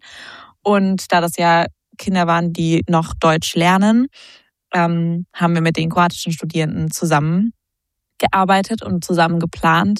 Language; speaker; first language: German; native; German